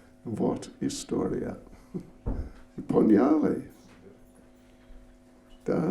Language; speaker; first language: Russian; non-native, learner; English